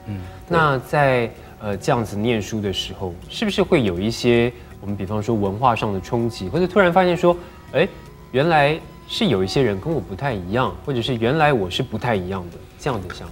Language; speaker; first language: Chinese; native; Chinese